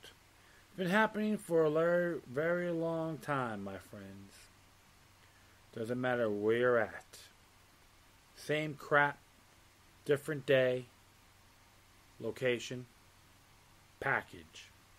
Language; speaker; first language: English; native; English